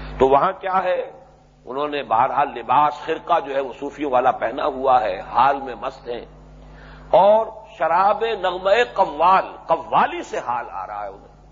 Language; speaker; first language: Urdu; native; Urdu